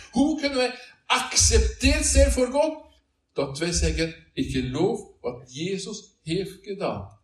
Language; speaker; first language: Dutch; non-native, learner; Norwegian